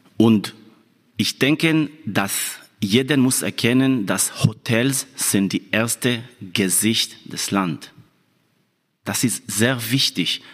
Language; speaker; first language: German; non-native, fluent; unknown